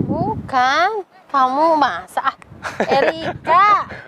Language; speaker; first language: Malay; non-native, local second language; Sundanese